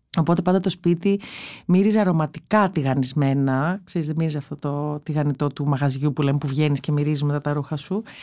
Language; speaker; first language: Greek; native; Greek